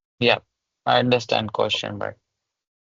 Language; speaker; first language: English; non-native, local second language; Hindi